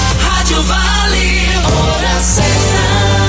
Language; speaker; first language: Portuguese; native; Portuguese